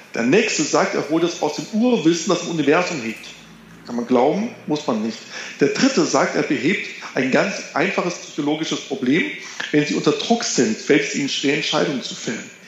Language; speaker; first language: German; native; German